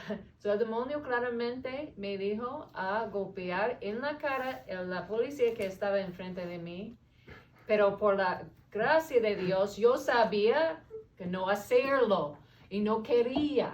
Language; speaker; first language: Spanish; non-native, learner; English